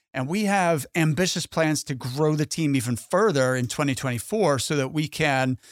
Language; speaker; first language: English; native; English